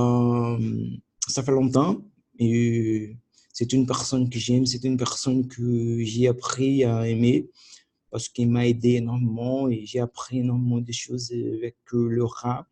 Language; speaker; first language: French; non-native, learner; Portuguese